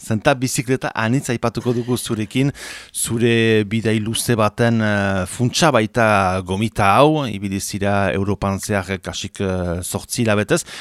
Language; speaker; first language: Basque; native; Basque